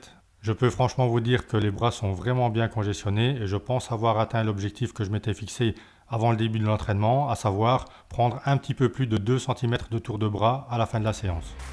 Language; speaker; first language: French; native; French